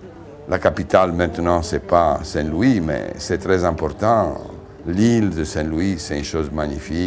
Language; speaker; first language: French; non-native, fluent; Italian